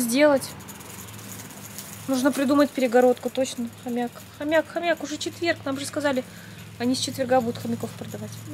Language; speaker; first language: Russian; native; Russian